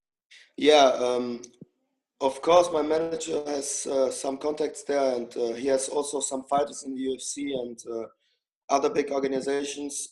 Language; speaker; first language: English; non-native, fluent; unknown